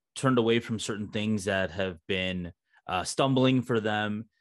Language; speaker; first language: English; early bilingual, other home language; Hindi